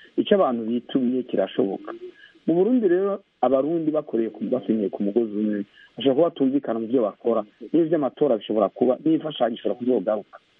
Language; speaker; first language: Rundi; native; Rundi